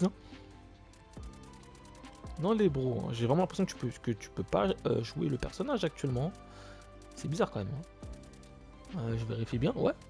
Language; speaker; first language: French; native; French